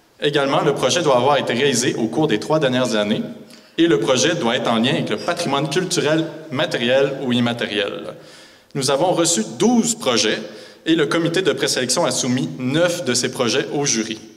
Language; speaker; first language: French; native; French